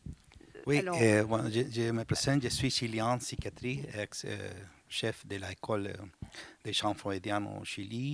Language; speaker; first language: French; non-native, learner; Spanish